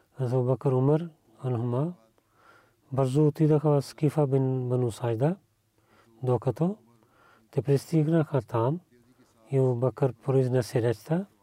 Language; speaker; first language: Bulgarian; non-native, learner; Urdu